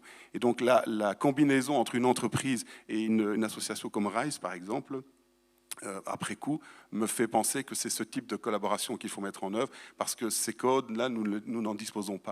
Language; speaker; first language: French; native; French